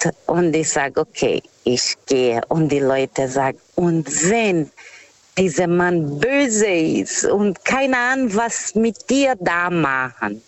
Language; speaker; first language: German; non-native, learner; Portuguese